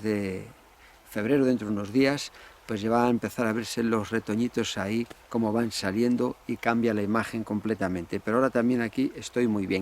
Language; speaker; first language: Spanish; native; Spanish